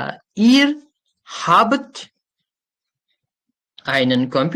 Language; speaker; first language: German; non-native, fluent; Uzbek